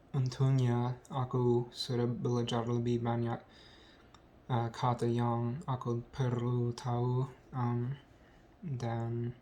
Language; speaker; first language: Indonesian; non-native, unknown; English